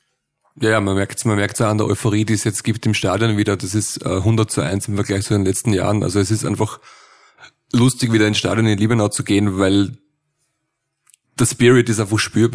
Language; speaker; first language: German; native; German